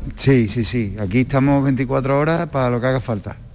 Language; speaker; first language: Spanish; native; Spanish